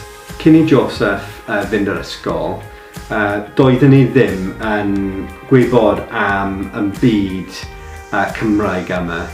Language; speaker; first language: Welsh; non-native, local second language; English